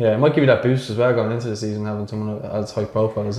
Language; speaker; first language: English; native; English